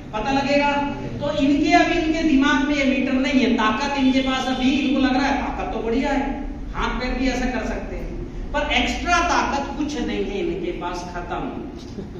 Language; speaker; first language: Hindi; non-native, local second language; Marathi